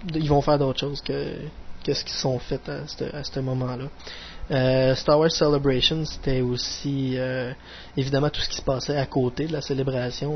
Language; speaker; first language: French; native; French